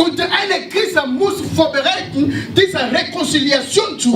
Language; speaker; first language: German; non-native, learner; French